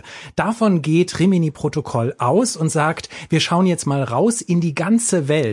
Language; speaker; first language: German; native; German